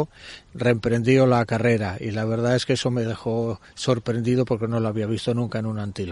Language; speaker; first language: Spanish; native; Spanish